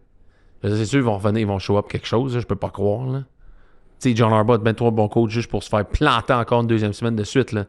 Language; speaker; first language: French; native; French